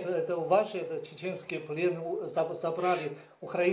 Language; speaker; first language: Russian; non-native, learner; Chinese